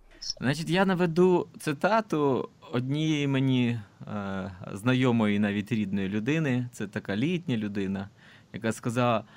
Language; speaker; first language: Ukrainian; non-native, local second language; Russian